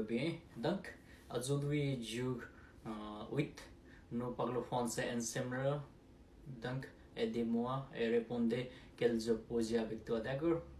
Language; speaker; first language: French; non-native, learner; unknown